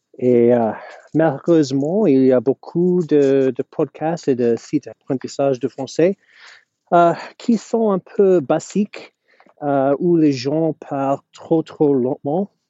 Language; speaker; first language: French; non-native, fluent; English